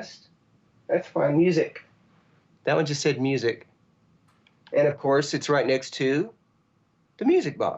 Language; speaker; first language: English; native; English